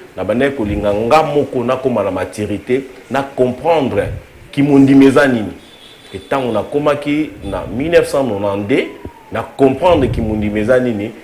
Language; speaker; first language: Lingala; native; Lingala